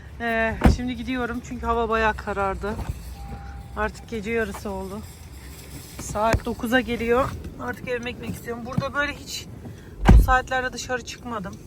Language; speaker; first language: Turkish; native; Turkish